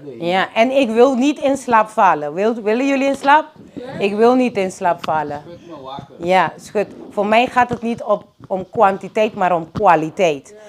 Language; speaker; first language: Dutch; non-native, local second language; Papiamento